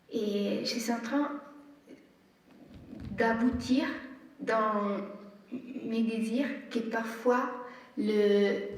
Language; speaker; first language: French; non-native, fluent; Italian